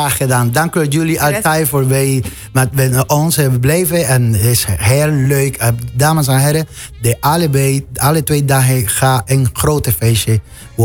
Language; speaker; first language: Dutch; non-native, fluent; Spanish